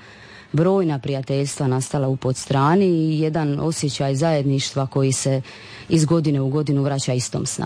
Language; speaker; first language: Serbian; native; Serbian